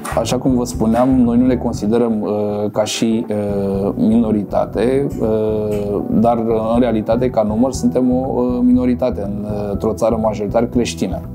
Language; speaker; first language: Romanian; non-native, local second language; Crimean Tatar